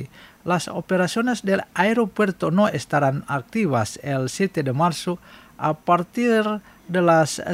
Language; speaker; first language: Spanish; non-native, fluent; Indonesian